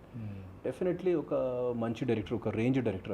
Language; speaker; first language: Telugu; non-native, fluent; Hindi